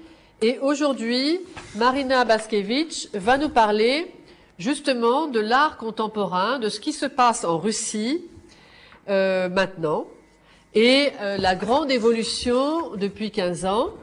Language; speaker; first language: French; native; French